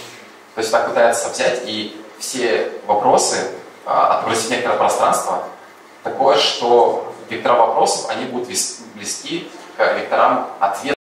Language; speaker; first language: Russian; native; Russian